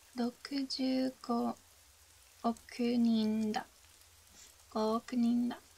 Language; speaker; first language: Japanese; non-native, learner; English